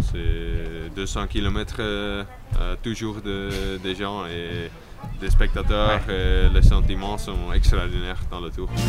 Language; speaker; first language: French; non-native, local second language; Dutch